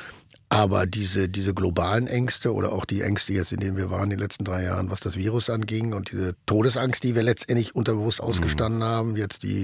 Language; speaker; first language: German; native; German